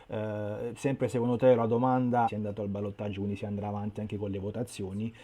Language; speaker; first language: Italian; native; Italian